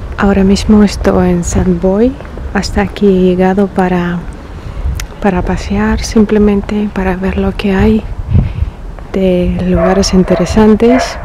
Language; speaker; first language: Spanish; non-native, fluent; Russian